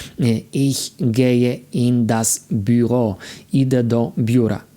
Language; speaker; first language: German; non-native, fluent; Polish